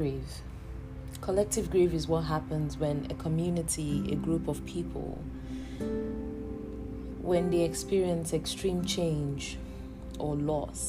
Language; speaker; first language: English; non-native, local second language; Yoruba